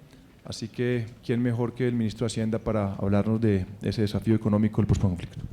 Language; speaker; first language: Spanish; native; Spanish